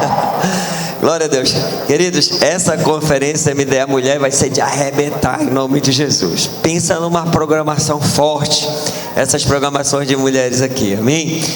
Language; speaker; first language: Portuguese; native; Portuguese